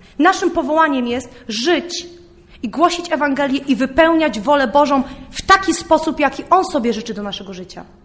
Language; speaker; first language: Polish; early bilingual, heritage; Polish